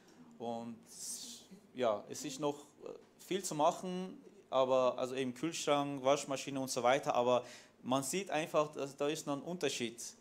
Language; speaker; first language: German; non-native, fluent; Armenian